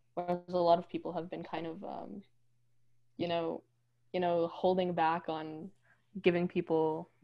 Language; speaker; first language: English; native; English